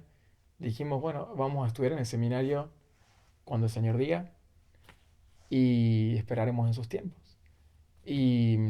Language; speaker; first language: Spanish; native; Spanish